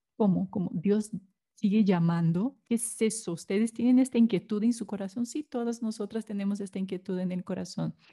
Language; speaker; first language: Spanish; non-native, fluent; Portuguese